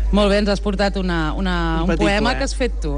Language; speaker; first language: Catalan; native; Catalan